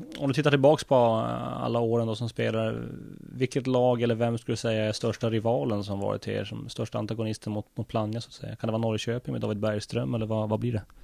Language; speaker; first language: Swedish; native; Swedish